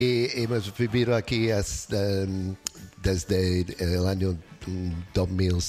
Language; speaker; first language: Spanish; non-native, learner; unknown